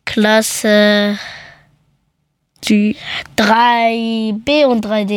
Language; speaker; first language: German; early bilingual, other home language; Persian